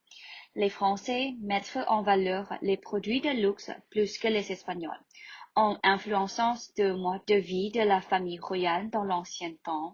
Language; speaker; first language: French; non-native, learner; Thai